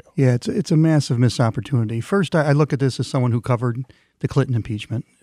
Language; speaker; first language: English; non-native, fluent; Swedish